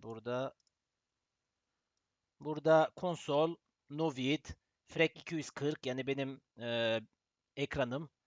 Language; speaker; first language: Turkish; early bilingual, heritage; Turkish